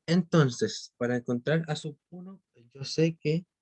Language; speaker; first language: Spanish; native; Spanish